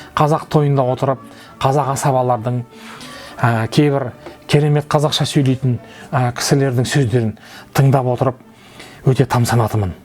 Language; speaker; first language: Kazakh; non-native, local second language; Russian